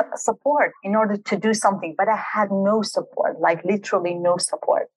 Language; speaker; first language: English; non-native, fluent; Kurdish